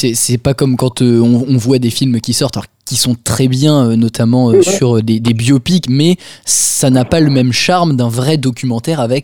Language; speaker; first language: French; native; French